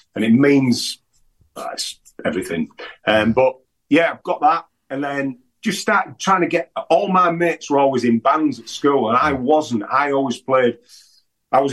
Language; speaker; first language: English; native; English